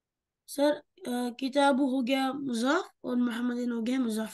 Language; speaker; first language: Arabic; non-native, learner; Urdu